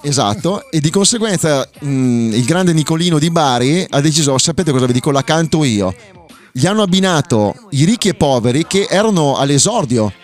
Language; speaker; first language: Italian; native; Italian